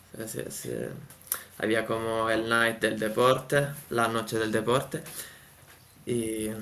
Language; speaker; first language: Spanish; non-native, fluent; Italian